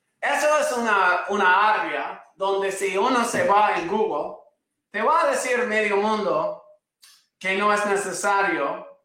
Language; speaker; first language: Spanish; non-native, fluent; English